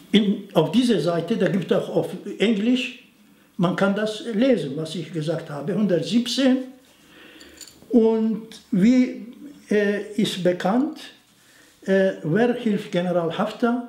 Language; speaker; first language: German; non-native, fluent; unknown